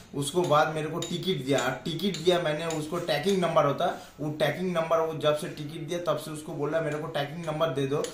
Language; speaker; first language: Hindi; non-native, local second language; Bangla